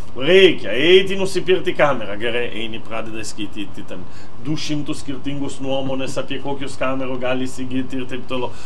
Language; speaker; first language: Lithuanian; non-native, fluent; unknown